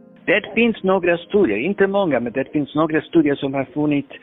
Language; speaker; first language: Swedish; non-native, fluent; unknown